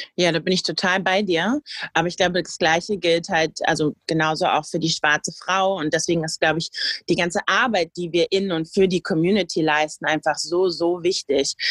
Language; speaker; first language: German; native; German